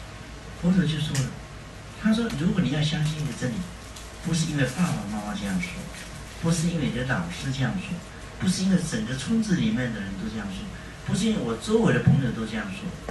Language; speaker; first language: Chinese; native; Chinese